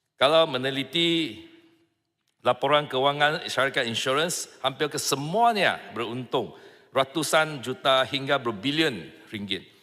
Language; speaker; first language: Malay; non-native, local second language; Chinese